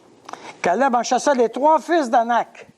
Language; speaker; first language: French; native; French